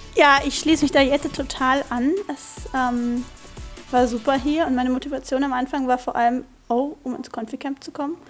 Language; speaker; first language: German; native; German